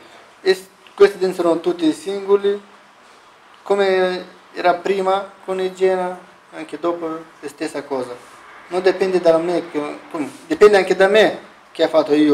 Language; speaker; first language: Italian; non-native, learner; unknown